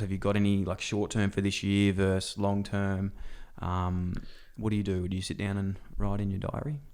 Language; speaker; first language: English; native; English